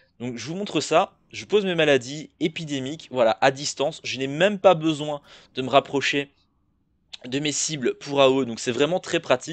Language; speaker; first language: French; native; French